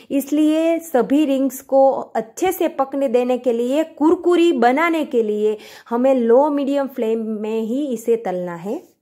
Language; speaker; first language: Hindi; non-native, local second language; Gujarati